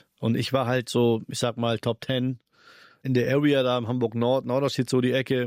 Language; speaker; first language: German; early bilingual, other home language; Albanian